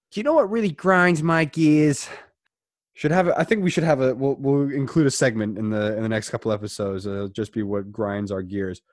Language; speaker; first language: English; non-native, fluent; German